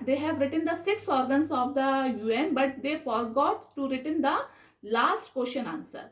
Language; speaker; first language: English; non-native, local second language; Hindi